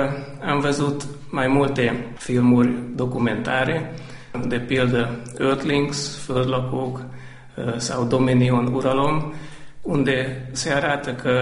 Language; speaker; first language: Romanian; non-native, local second language; Hungarian